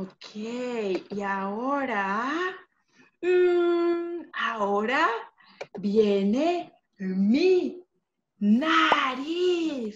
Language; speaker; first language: Spanish; non-native, fluent; English